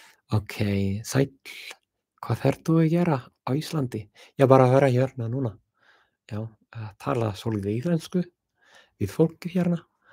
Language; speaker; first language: Spanish; non-native, fluent; English